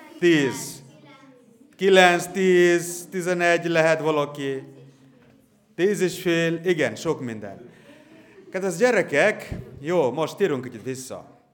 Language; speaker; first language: Hungarian; non-native, learner; Bangla